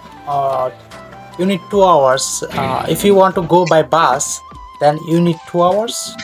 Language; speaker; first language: English; non-native, learner; Bangla